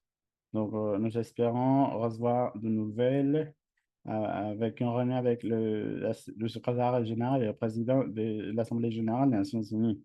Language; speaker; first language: French; non-native, fluent; English